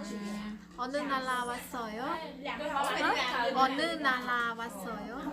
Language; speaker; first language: Korean; non-native, learner; Lao